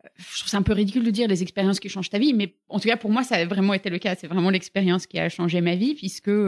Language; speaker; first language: French; early bilingual, other home language; Bulgarian